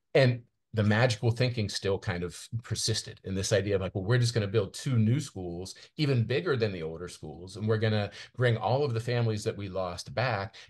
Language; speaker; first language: English; native; English